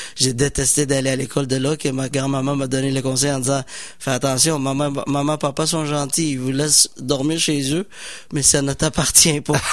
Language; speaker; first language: French; non-native, fluent; Somali